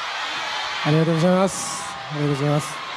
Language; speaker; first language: Japanese; non-native, fluent; Korean